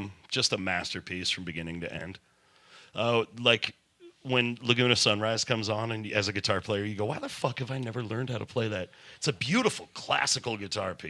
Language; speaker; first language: English; native; English